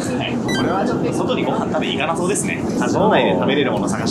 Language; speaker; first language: Japanese; native; Japanese